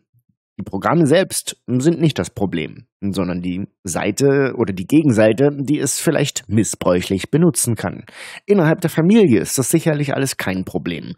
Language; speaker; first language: German; native; German